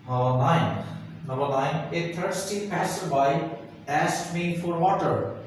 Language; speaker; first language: English; non-native, local second language; Urdu